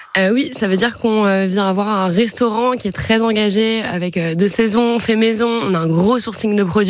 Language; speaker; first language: French; native; French